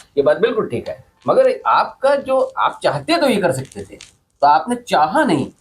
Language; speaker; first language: Urdu; native; Urdu